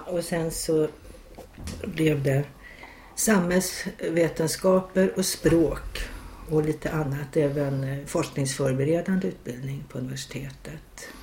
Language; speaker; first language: Swedish; native; Swedish